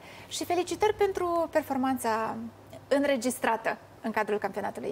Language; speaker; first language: Romanian; native; Romanian